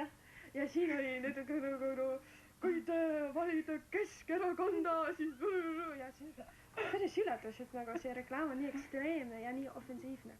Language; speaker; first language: Estonian; non-native, learner; German